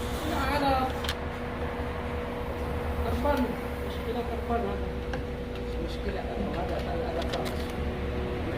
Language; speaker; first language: Arabic; non-native, learner; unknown